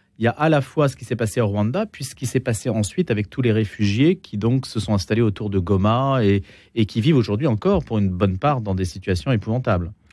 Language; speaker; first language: French; native; French